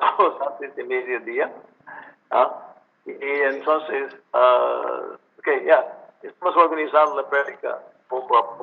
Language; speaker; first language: Spanish; non-native, learner; English